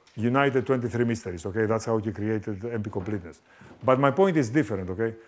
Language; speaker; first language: English; non-native, fluent; Greek